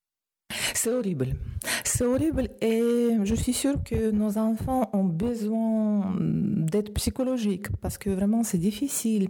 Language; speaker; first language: French; non-native, fluent; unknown